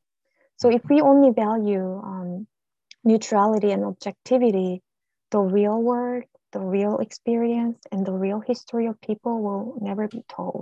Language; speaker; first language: English; non-native, fluent; Korean